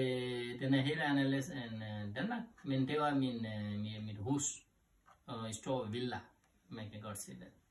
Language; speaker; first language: Danish; non-native, learner; Nepali